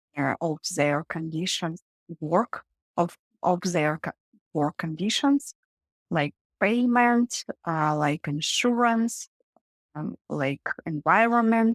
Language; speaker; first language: English; non-native, learner; Russian